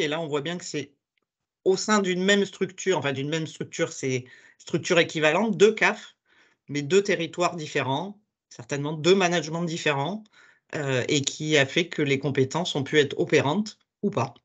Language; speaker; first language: French; native; French